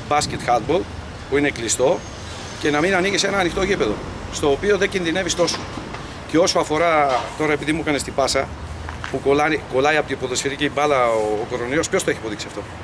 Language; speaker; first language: Greek; early bilingual, heritage; Greek